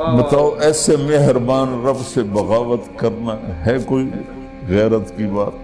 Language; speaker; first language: Urdu; non-native, local second language; Punjabi